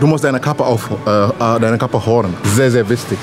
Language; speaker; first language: German; non-native, fluent; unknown